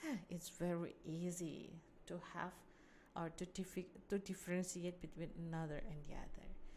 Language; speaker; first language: English; non-native, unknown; Indonesian